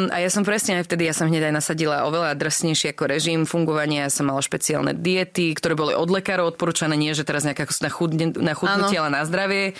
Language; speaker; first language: Slovak; early bilingual, other home language; English